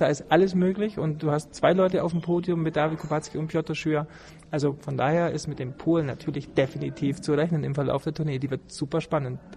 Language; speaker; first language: German; native; German